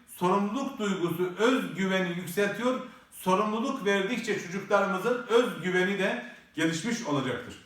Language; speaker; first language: Turkish; native; Turkish